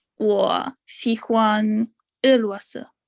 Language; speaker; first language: Chinese; non-native, learner; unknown